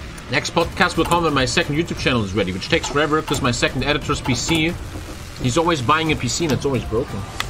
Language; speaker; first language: English; non-native, fluent; German